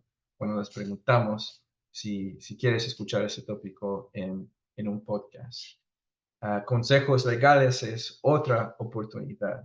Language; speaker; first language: Spanish; early bilingual, heritage; Spanish